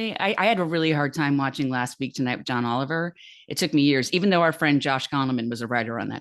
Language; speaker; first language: English; native; English